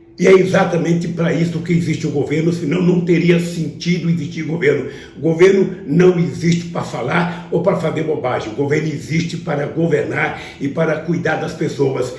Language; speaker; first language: Portuguese; native; Portuguese